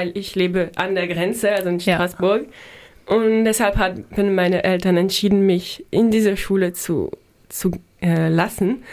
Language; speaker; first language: German; non-native, fluent; French